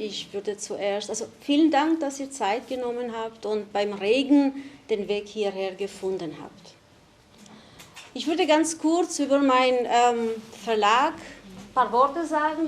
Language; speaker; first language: German; non-native, fluent; Albanian